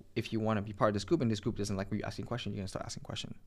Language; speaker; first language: English; native; English